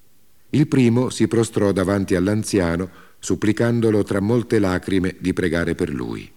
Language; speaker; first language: Italian; native; Italian